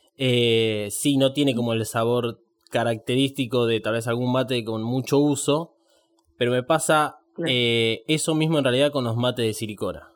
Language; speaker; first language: Spanish; native; Spanish